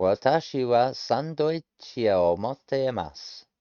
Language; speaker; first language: Japanese; non-native, learner; English